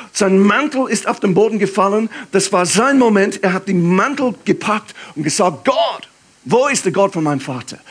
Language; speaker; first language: German; non-native, fluent; English